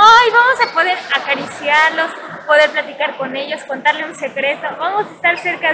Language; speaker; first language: Spanish; native; Spanish